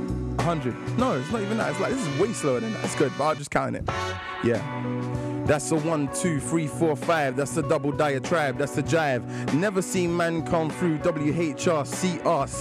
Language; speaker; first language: English; native; English